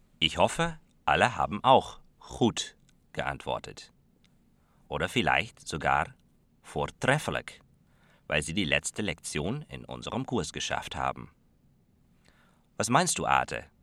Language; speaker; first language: German; non-native, fluent; Dutch